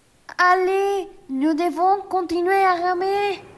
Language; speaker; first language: French; non-native, learner; Spanish